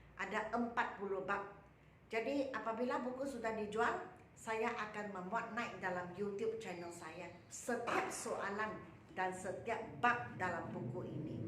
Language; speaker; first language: Malay; non-native, local second language; Chinese